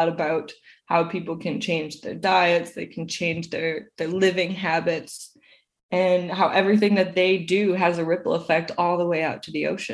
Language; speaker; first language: English; native; English